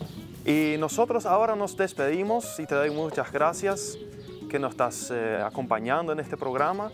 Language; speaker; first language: Spanish; native; Spanish